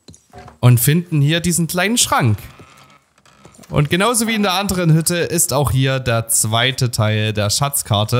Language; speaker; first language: German; native; German